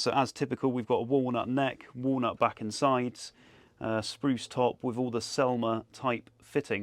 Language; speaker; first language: English; native; English